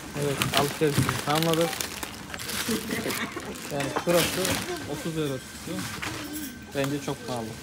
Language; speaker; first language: Turkish; native; Turkish